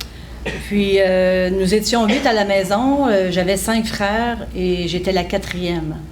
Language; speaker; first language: French; native; French